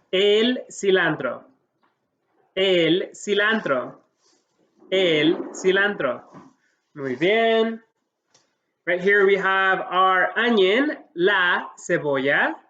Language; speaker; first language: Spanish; early bilingual, heritage; Spanish